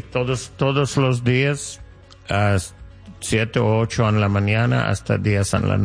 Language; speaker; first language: Spanish; non-native, learner; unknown